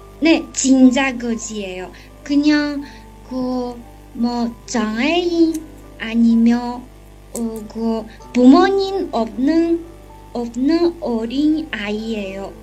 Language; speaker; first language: Korean; non-native, learner; Chinese